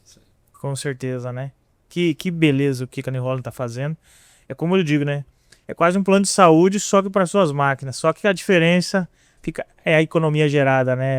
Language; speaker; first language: Portuguese; native; Portuguese